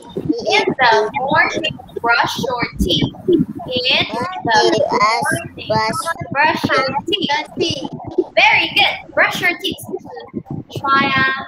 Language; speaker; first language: English; non-native, fluent; Chinese